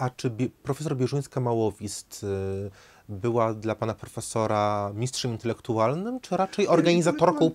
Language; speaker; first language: Polish; native; Polish